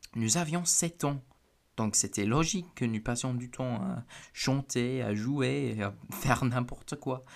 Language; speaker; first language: French; non-native, fluent; English